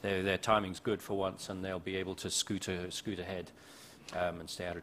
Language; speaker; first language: English; native; English